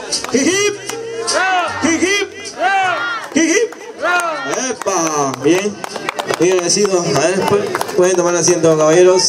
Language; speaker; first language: Spanish; native; Spanish